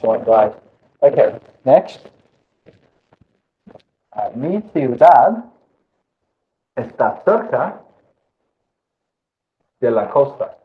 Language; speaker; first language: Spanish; non-native, fluent; English